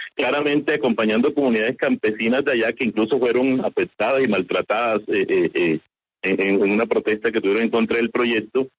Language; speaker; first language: Spanish; native; Spanish